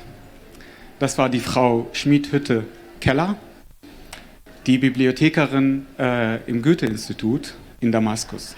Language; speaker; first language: German; non-native, fluent; Arabic